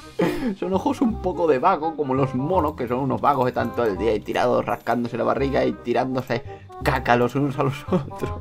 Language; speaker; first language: Spanish; native; Spanish